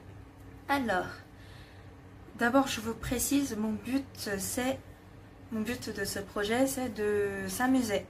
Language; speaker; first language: French; non-native, fluent; Korean